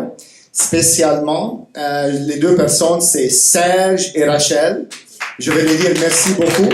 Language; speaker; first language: French; non-native, fluent; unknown